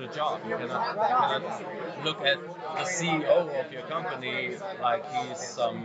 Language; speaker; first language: English; non-native, fluent; German